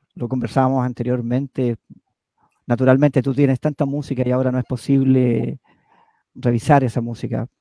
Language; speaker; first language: Spanish; native; Spanish